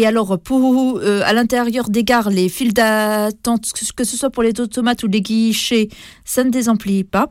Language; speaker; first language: French; native; French